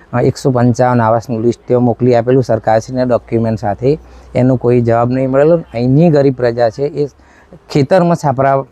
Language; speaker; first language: Gujarati; native; Gujarati